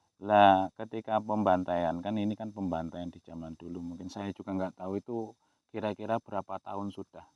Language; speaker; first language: Indonesian; native; Indonesian